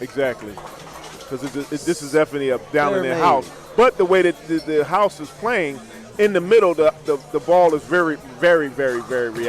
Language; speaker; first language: English; native; English